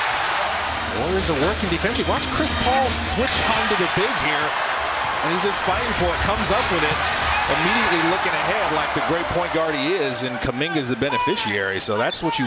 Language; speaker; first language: English; native; English